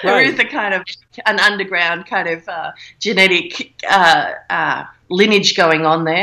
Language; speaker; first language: English; native; English